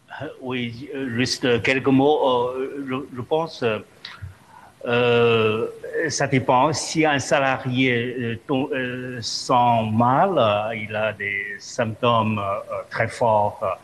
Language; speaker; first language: French; non-native, fluent; Chinese